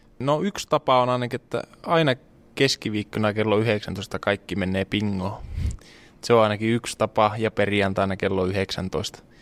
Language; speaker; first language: Finnish; native; Finnish